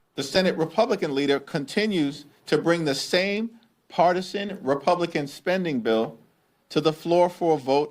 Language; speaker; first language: English; native; English